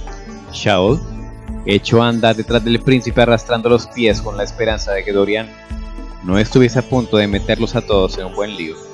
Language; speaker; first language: Spanish; native; Spanish